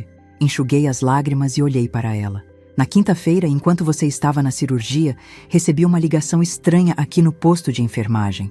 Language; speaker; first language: Portuguese; native; Portuguese